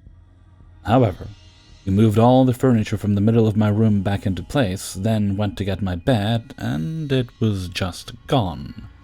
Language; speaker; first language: English; native; English